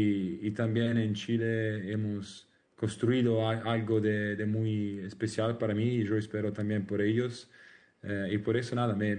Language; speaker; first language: Spanish; non-native, learner; Italian